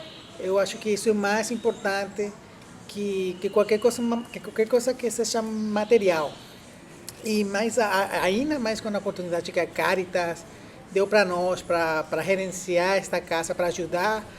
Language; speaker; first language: Portuguese; non-native, fluent; Spanish